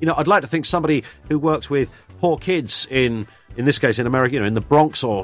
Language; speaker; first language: English; native; English